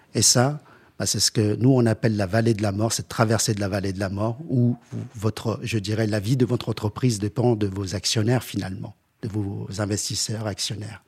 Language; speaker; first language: French; early bilingual, other home language; Chinese